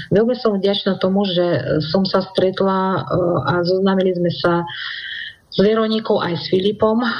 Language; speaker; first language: Slovak; non-native, fluent; Russian